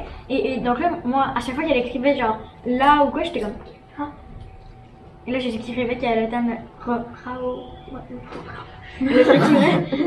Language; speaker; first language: French; native; French